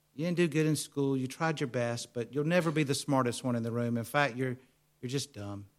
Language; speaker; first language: English; native; English